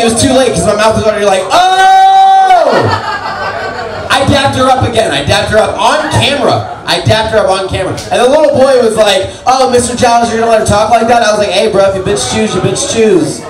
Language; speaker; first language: English; native; English